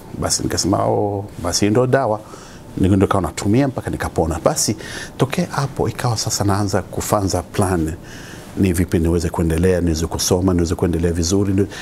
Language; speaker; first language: Swahili; native; Swahili